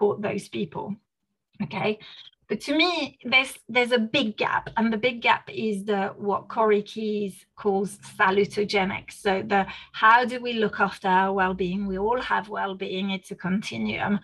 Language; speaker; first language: English; non-native, fluent; French